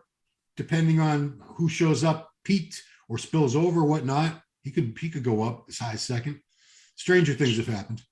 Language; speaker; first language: English; native; English